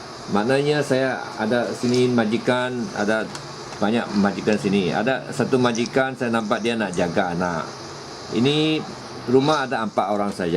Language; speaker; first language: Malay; non-native, local second language; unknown